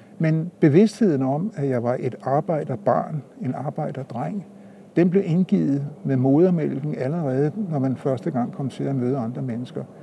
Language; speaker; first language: Danish; native; Danish